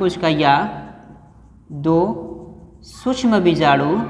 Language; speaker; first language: Hindi; native; Hindi